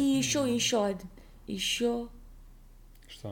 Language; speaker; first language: Russian; non-native, learner; English